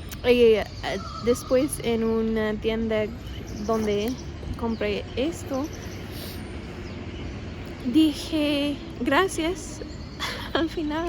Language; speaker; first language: Spanish; non-native, fluent; English